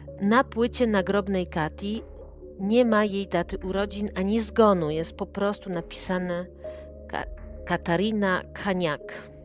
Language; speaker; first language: Polish; native; Polish